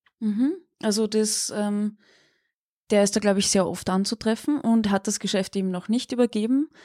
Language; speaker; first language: German; native; German